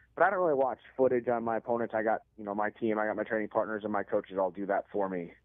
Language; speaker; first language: English; native; English